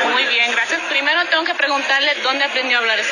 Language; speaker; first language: Spanish; native; Spanish